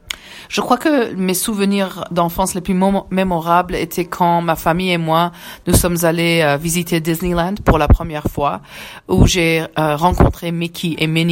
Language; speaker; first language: French; early bilingual, other home language; Persian